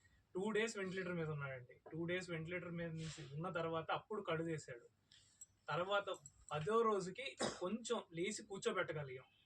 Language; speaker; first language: Telugu; native; Telugu